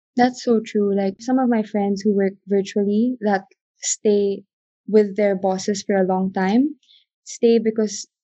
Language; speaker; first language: English; non-native, local second language; Filipino